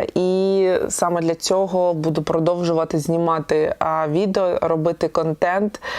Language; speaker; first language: Ukrainian; non-native, local second language; Russian